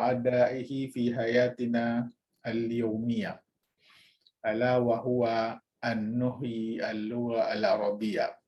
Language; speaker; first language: Arabic; non-native, fluent; Indonesian